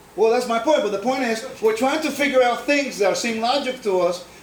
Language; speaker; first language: English; non-native, fluent; Spanish